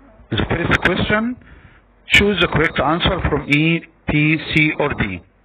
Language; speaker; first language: English; non-native, fluent; Arabic